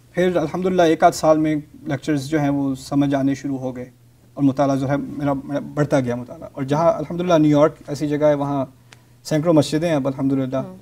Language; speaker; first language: Urdu; native; Urdu